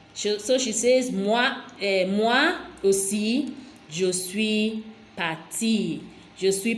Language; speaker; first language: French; non-native, fluent; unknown